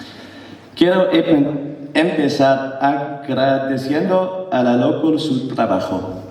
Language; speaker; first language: Spanish; non-native, learner; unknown